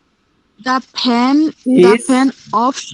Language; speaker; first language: English; non-native, learner; Bangla